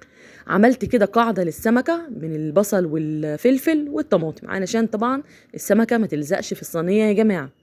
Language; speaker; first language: Arabic; native; Arabic